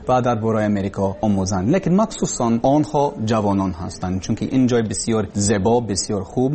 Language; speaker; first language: Persian; non-native, learner; English